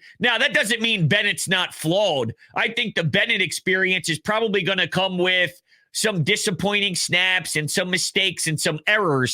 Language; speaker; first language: English; native; English